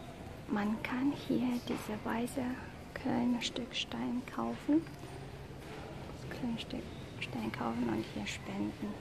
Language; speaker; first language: German; non-native, fluent; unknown